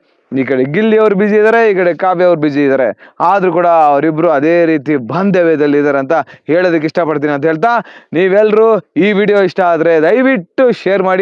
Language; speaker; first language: Kannada; native; Kannada